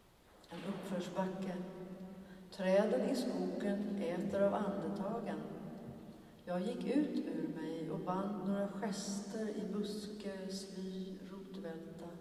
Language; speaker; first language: Swedish; native; Swedish